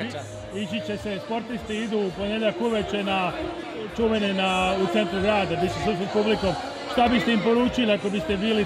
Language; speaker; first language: Serbian; native; Serbian